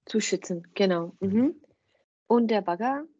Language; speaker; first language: German; non-native, fluent; Czech